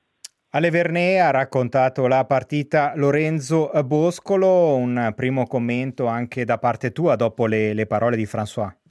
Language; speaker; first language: Italian; native; Italian